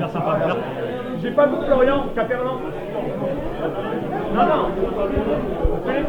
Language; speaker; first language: French; native; French